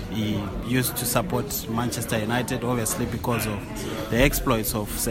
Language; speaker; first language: English; non-native, local second language; Shona